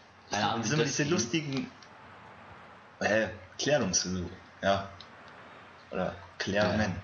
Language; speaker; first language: German; native; German